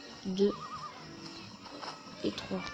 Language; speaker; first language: French; native; French